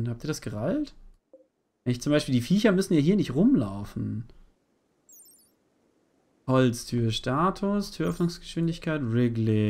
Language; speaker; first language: German; native; German